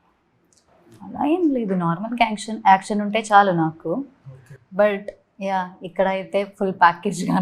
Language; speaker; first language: Telugu; non-native, learner; Malayalam